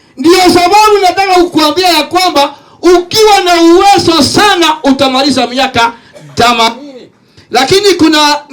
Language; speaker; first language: Swahili; non-native, local second language; Gusii